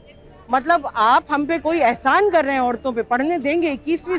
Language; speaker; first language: Hindi; native; Hindi